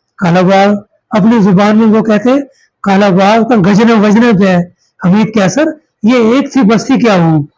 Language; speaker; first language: Urdu; non-native, local second language; Saraiki